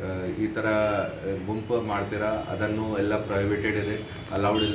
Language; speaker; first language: Kannada; non-native, learner; Hindi